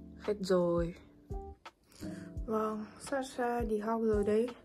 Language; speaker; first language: Vietnamese; non-native, learner; Russian